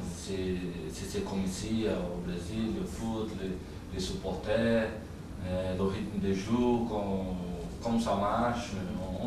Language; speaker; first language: French; non-native, learner; Portuguese